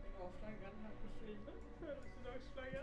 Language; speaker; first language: Swedish; native; Swedish